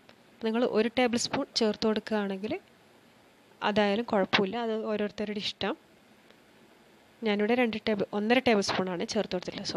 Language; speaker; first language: Malayalam; native; Malayalam